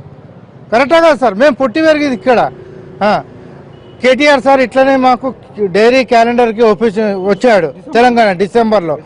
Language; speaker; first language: Telugu; native; Telugu